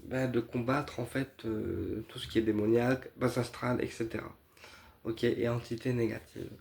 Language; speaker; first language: French; native; French